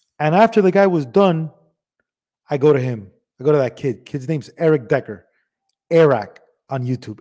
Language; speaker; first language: English; early bilingual, other home language; Spanish